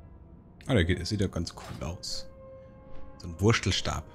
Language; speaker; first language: German; native; German